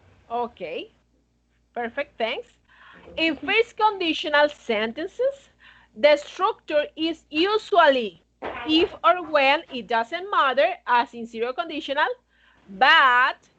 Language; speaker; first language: English; non-native, fluent; Spanish